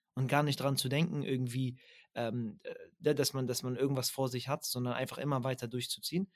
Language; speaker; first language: German; early bilingual, other home language; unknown